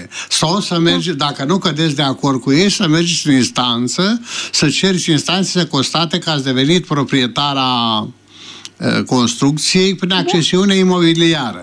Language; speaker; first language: Romanian; native; Romanian